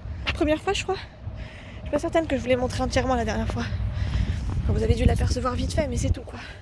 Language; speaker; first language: French; native; French